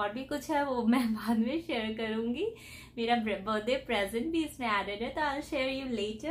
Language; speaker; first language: Hindi; native; Hindi